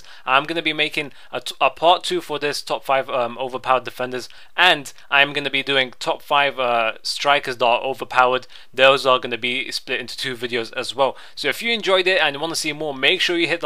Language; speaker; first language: English; native; English